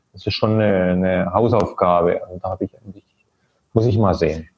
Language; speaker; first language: German; native; German